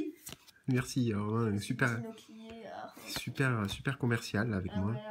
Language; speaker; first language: French; native; French